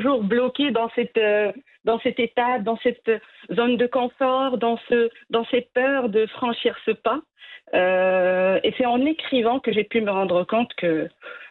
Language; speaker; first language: French; non-native, local second language; Arabic